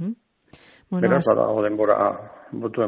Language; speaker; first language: Basque; non-native, local second language; Spanish